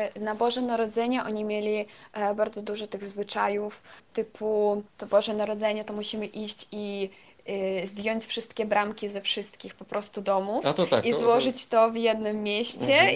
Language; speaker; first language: Polish; non-native, fluent; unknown